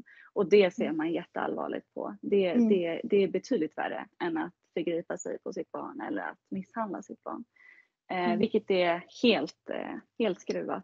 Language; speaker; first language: Swedish; native; Swedish